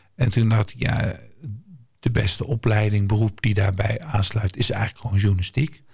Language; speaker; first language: Dutch; early bilingual, other home language; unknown